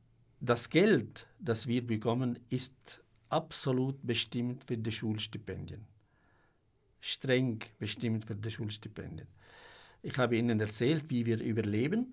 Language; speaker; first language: German; non-native, fluent; Arabic